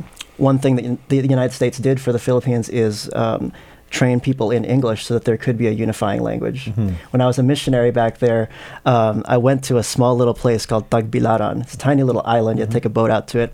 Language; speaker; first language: English; non-native, local second language; Filipino